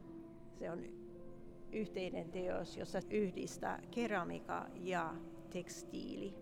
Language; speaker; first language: Finnish; non-native, fluent; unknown